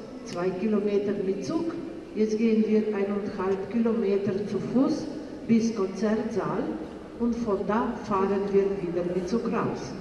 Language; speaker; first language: German; non-native, fluent; Slovenian